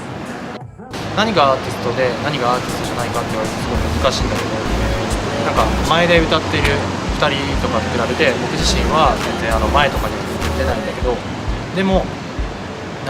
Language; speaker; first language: Japanese; native; Japanese